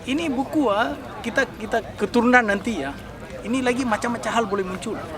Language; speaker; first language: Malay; non-native, local second language; Tamil